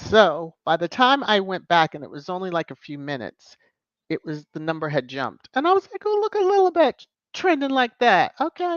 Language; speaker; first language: English; native; English